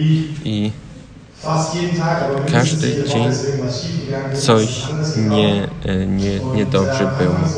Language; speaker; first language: Polish; early bilingual, heritage; Polish